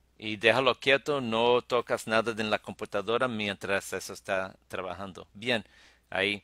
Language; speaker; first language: Spanish; early bilingual, heritage; Spanish